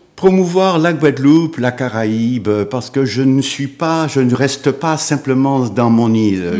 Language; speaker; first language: French; native; French